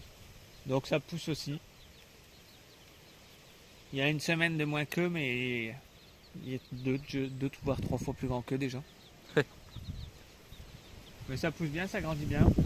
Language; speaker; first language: French; native; French